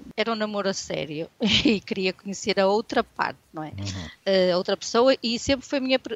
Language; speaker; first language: Portuguese; native; Portuguese